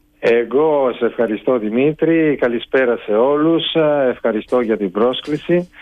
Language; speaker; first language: Greek; non-native, fluent; Italian